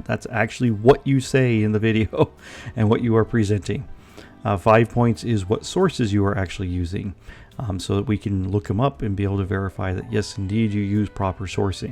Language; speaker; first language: English; native; English